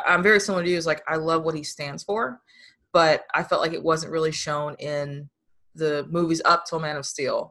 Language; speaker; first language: English; native; English